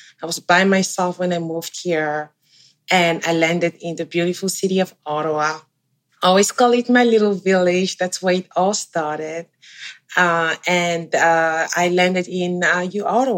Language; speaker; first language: English; non-native, local second language; French